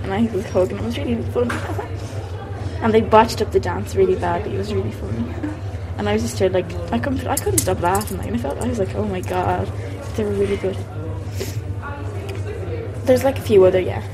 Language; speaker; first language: English; native; English